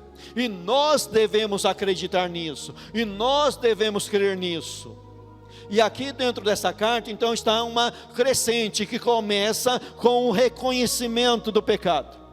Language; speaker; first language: Portuguese; native; Portuguese